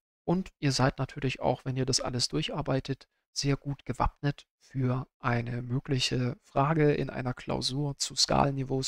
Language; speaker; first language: German; native; German